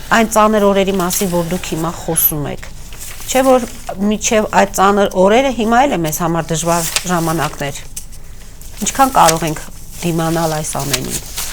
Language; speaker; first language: Armenian; native; Armenian